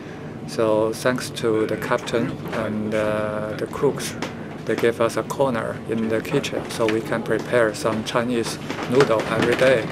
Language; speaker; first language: English; non-native, fluent; Chinese